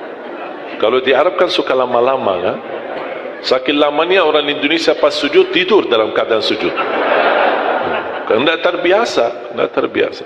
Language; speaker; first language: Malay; non-native, fluent; Arabic